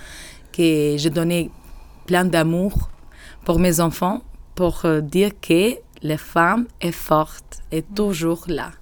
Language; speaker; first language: French; non-native, learner; Albanian